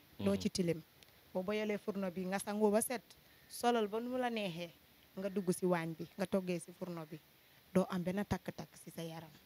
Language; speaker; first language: Wolof; non-native, local second language; Jola-Fonyi